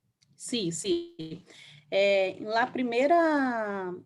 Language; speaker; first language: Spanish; non-native, learner; Portuguese